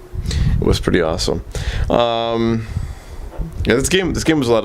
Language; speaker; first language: English; native; English